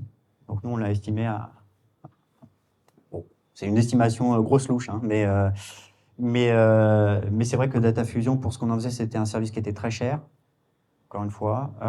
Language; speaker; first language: French; native; French